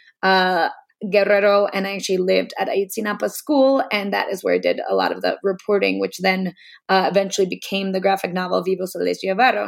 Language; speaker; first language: English; native; English